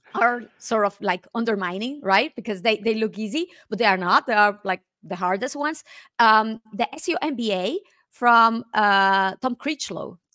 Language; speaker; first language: English; non-native, fluent; Spanish